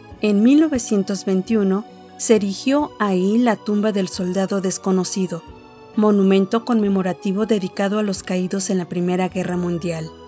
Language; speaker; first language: Spanish; native; Spanish